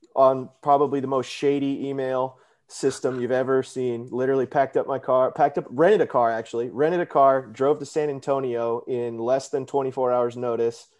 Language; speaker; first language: English; native; English